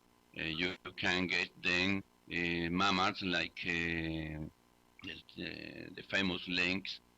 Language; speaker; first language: English; non-native, learner; Spanish